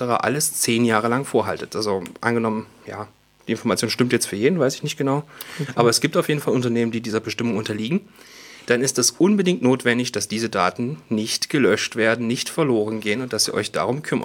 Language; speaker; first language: German; native; German